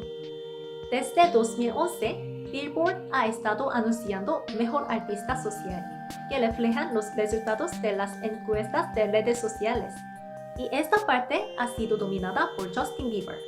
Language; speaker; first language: Spanish; non-native, fluent; Korean